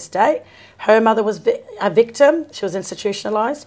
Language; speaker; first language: English; native; English